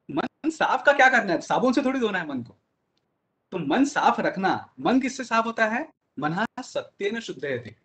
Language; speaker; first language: Hindi; non-native, local second language; Marathi